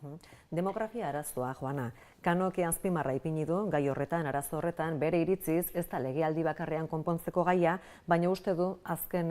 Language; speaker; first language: Basque; native; Basque